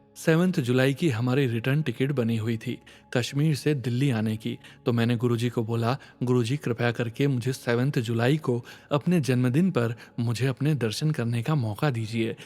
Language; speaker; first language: Hindi; native; Hindi